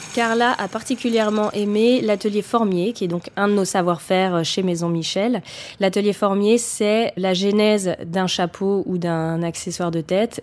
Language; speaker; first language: French; native; French